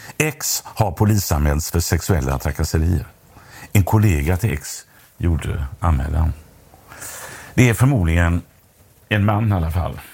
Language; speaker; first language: Swedish; native; Swedish